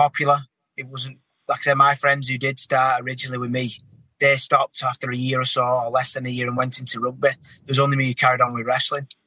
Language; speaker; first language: English; native; English